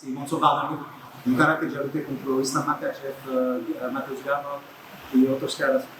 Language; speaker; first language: Portuguese; non-native, learner; French